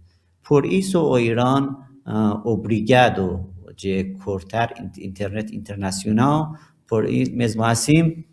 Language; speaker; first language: Portuguese; non-native, learner; Persian